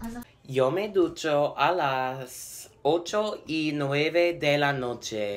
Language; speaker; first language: Spanish; non-native, learner; English